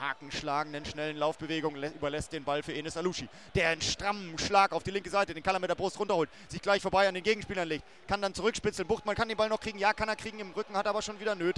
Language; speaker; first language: German; native; German